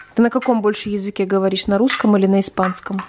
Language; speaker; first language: Russian; native; Russian